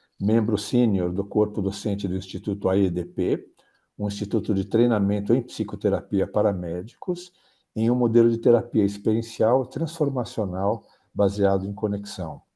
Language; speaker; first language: Portuguese; native; Portuguese